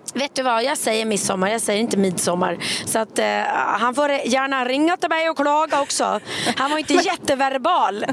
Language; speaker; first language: Swedish; native; Swedish